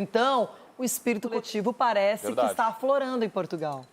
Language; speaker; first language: Portuguese; native; Portuguese